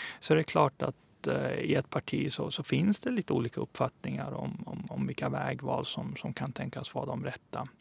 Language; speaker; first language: Swedish; early bilingual, other home language; Persian